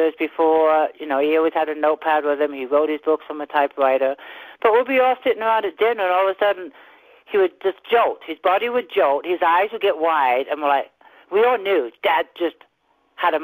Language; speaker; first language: English; native; English